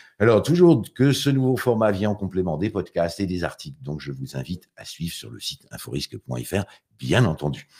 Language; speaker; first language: French; native; French